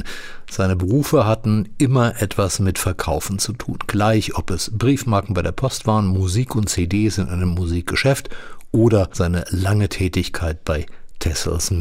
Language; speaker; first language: German; native; German